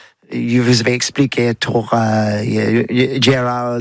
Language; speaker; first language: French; non-native, learner; English